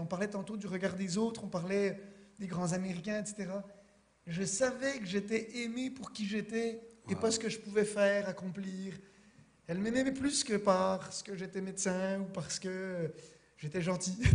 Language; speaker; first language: French; native; French